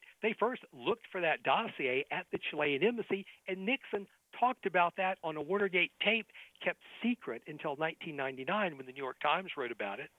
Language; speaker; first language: English; native; English